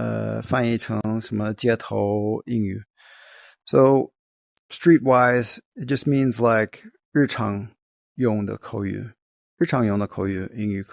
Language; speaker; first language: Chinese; non-native, fluent; English